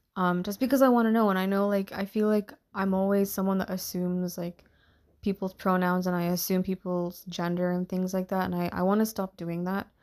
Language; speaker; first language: English; early bilingual, other home language; Hindi